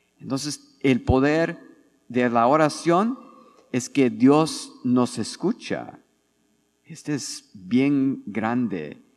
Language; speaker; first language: Spanish; non-native, fluent; English